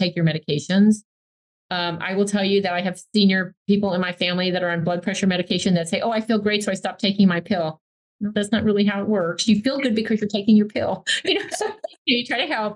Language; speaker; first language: English; native; English